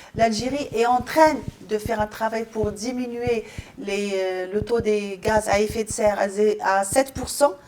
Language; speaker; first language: French; non-native, local second language; Arabic